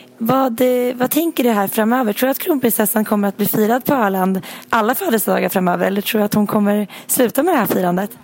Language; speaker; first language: Swedish; native; Swedish